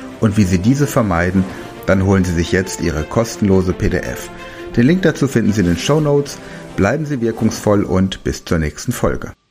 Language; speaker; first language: German; native; German